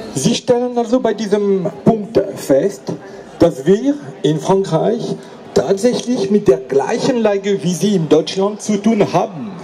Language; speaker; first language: German; non-native, fluent; French